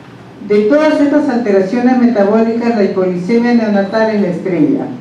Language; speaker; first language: Spanish; native; Spanish